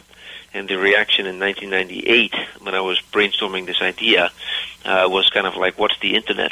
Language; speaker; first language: English; native; English